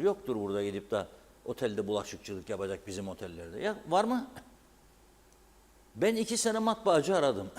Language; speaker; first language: Turkish; native; Turkish